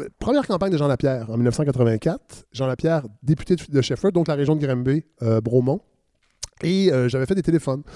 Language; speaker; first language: French; native; French